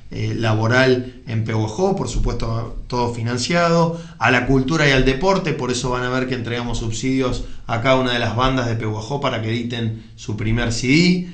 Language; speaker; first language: Spanish; native; Spanish